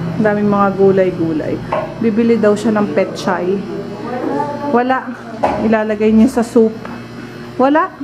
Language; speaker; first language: Filipino; native; Filipino